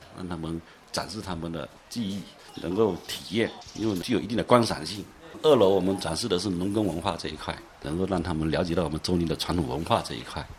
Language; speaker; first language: Chinese; native; Chinese